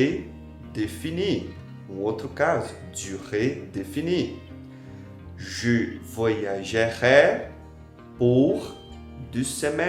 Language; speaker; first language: French; non-native, fluent; Portuguese